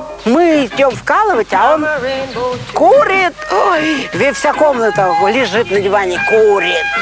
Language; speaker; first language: Russian; native; Russian